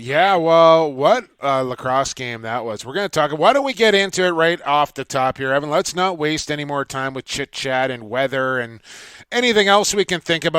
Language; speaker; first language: English; native; English